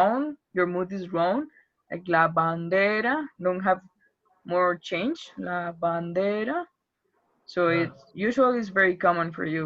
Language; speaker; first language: English; non-native, fluent; Spanish